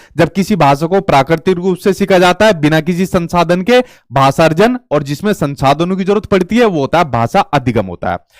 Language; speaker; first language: Hindi; native; Hindi